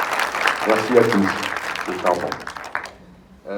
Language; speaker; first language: French; native; French